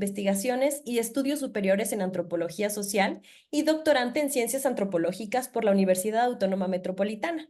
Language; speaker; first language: Spanish; native; Spanish